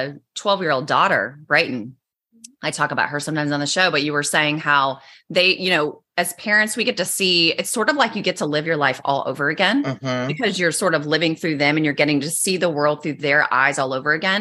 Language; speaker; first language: English; native; English